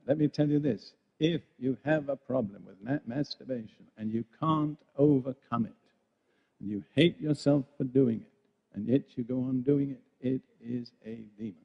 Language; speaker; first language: English; native; English